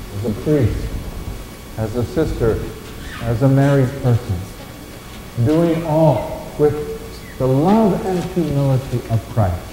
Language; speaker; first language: English; native; English